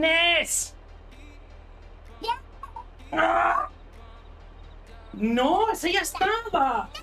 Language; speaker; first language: Spanish; non-native, learner; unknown